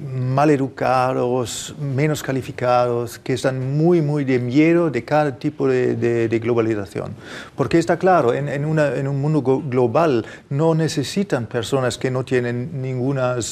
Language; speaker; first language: Spanish; non-native, fluent; German